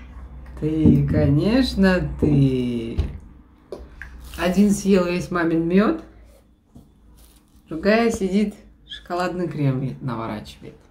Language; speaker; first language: Russian; native; Russian